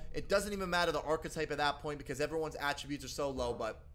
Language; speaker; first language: English; native; English